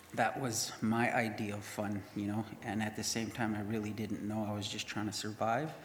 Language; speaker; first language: English; native; English